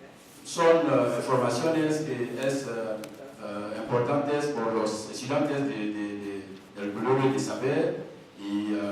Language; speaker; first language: Spanish; non-native, learner; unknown